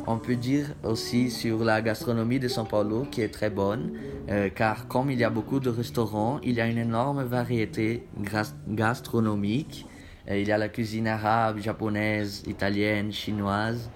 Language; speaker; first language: French; non-native, fluent; Portuguese